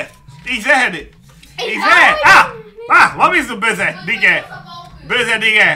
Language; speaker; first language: German; non-native, learner; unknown